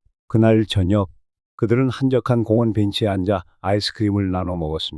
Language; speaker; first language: Korean; native; Korean